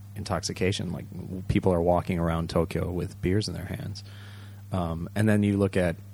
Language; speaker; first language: English; early bilingual, other home language; Japanese